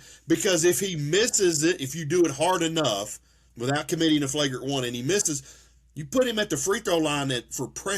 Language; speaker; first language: English; native; English